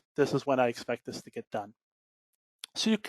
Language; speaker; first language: English; native; English